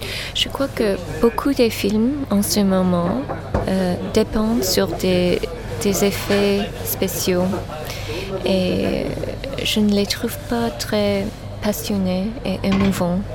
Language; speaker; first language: French; non-native, fluent; English